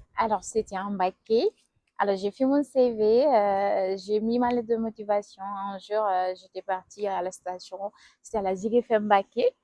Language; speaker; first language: French; non-native, local second language; Wolof